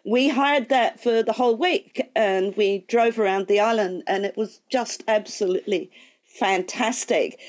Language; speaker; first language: English; native; English